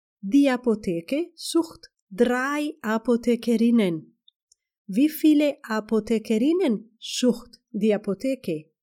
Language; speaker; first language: German; non-native, fluent; Spanish